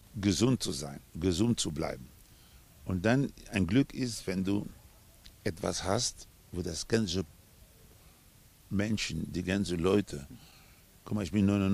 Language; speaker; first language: German; non-native, fluent; Spanish